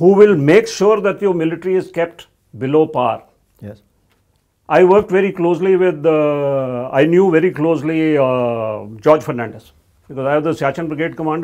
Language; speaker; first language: English; non-native, local second language; Hindi